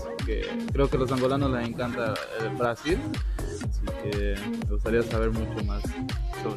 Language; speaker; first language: Spanish; early bilingual, heritage; Portuguese